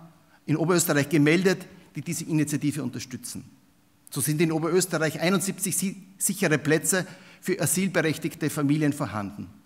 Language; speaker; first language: German; native; German